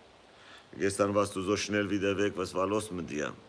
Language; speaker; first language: German; non-native, fluent; Kurdish